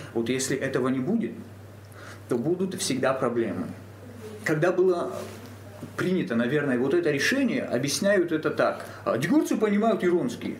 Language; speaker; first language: Russian; non-native, local second language; Ossetic